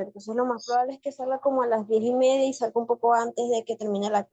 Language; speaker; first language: Spanish; native; Spanish